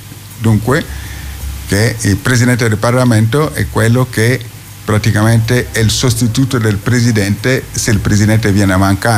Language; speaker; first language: Italian; non-native, fluent; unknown